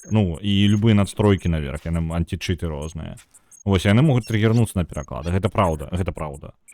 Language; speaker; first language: Belarusian; non-native, local second language; Russian